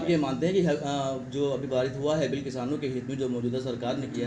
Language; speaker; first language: Hindi; native; Hindi